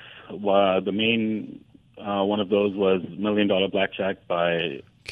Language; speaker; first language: English; non-native, local second language; Hindi